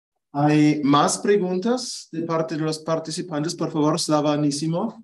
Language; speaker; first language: Spanish; non-native, fluent; German